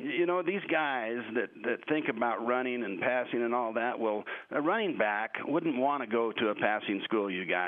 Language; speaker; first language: English; native; English